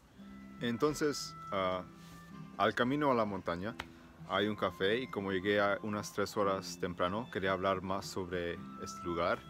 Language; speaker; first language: Spanish; early bilingual, heritage; Spanish